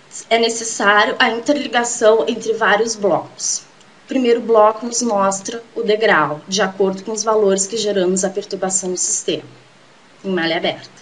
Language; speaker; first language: Portuguese; native; Portuguese